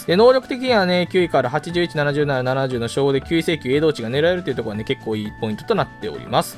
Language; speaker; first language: Japanese; native; Japanese